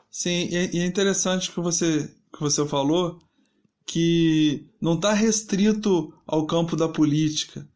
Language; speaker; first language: Portuguese; native; Portuguese